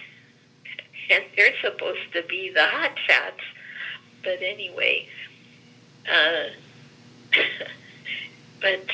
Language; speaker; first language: English; early bilingual, other home language; Greek